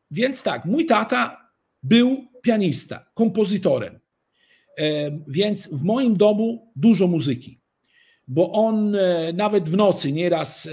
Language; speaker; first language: Polish; early bilingual, heritage; Italian